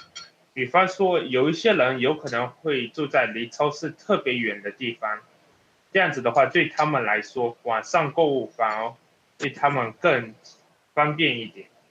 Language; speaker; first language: Chinese; early bilingual, heritage; Chinese